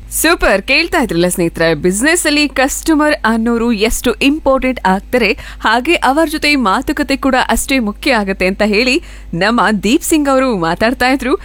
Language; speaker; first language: Kannada; native; Kannada